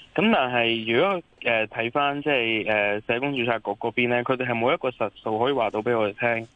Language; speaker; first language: Cantonese; early bilingual, other home language; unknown